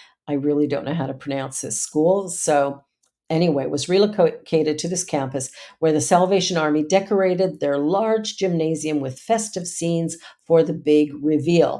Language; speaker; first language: English; native; English